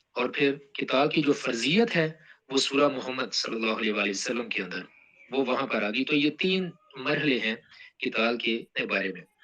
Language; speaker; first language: Urdu; non-native, local second language; Punjabi